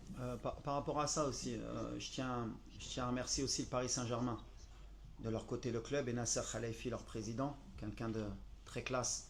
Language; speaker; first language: French; native; French